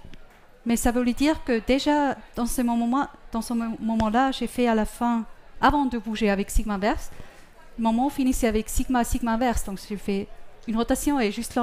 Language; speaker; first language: French; non-native, fluent; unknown